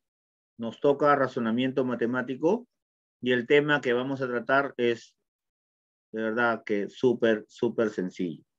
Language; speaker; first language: Spanish; native; Spanish